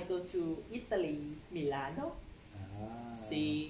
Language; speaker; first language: English; non-native, learner; Thai